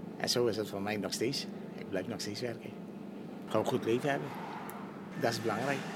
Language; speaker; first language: Dutch; non-native, local second language; Caribbean Hindustani